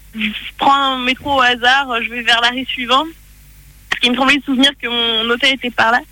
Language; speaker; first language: French; native; French